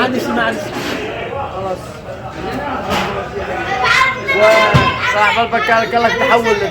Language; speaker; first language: Arabic; native; Arabic